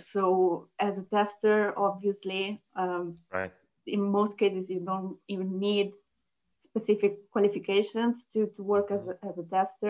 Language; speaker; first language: English; non-native, fluent; Italian